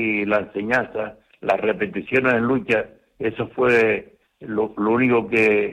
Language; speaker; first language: Spanish; native; Spanish